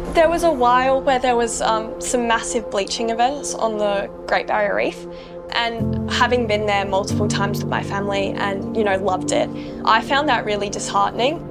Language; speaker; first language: English; native; English